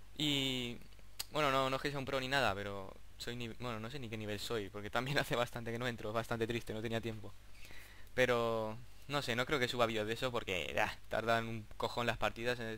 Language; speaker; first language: Spanish; native; Spanish